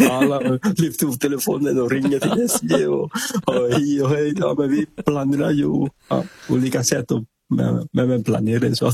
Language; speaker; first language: Swedish; non-native, fluent; Vietnamese